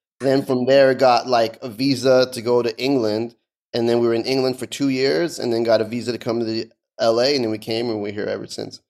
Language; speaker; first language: English; early bilingual, other home language; Persian